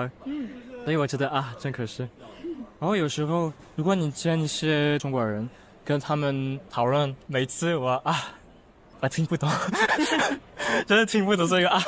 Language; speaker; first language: Chinese; non-native, learner; French